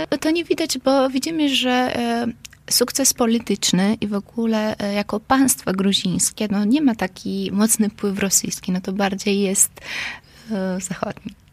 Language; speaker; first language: Polish; non-native, fluent; Georgian